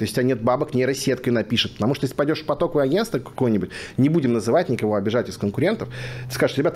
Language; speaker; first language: Russian; native; Russian